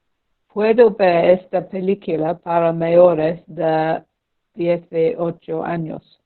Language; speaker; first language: Spanish; non-native, learner; English